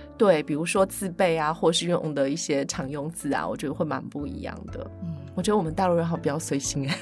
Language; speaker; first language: Chinese; native; Chinese